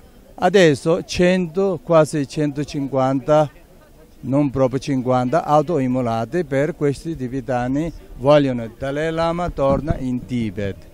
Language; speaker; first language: Italian; non-native, learner; Tibetan